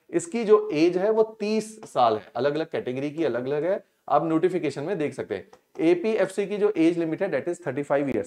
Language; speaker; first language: Hindi; non-native, local second language; Punjabi